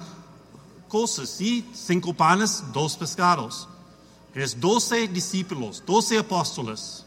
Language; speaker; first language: Spanish; non-native, learner; English